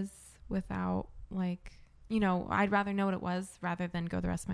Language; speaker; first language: English; native; English